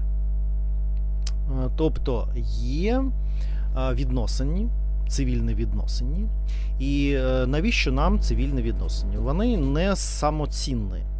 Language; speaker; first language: Ukrainian; non-native, learner; Russian